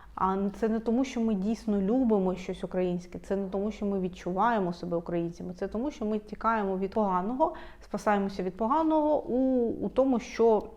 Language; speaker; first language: Ukrainian; non-native, local second language; Russian